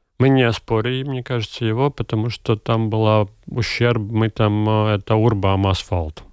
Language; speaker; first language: Russian; non-native, local second language; Latvian